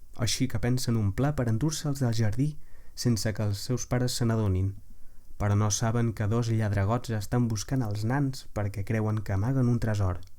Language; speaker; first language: Catalan; native; Catalan